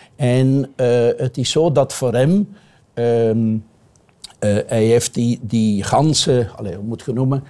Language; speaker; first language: Dutch; native; Dutch